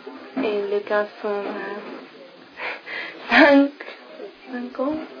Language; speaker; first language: French; non-native, learner; English